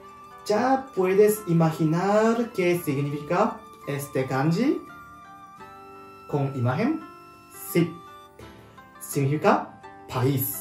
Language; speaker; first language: Spanish; non-native, learner; Japanese